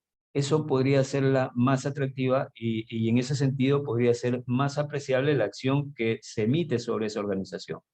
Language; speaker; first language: Spanish; native; Spanish